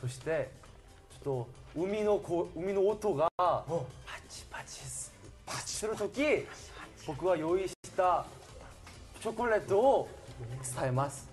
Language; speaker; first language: Japanese; non-native, learner; Korean